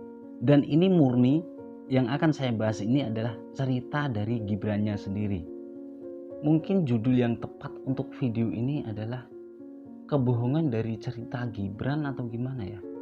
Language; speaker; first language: Indonesian; native; Indonesian